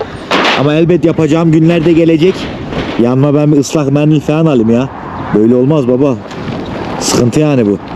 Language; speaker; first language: Turkish; native; Turkish